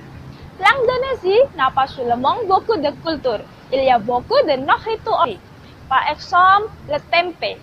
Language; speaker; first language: French; non-native, learner; Indonesian